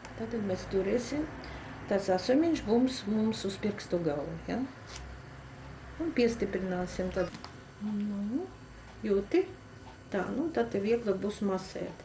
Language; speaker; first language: Latvian; non-native, local second language; Russian